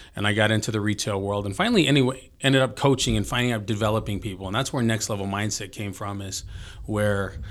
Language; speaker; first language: English; early bilingual, other home language; Filipino